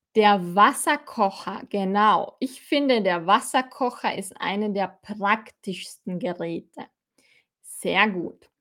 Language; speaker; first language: German; native; German